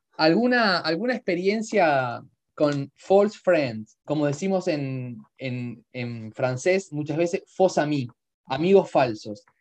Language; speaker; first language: Spanish; native; Spanish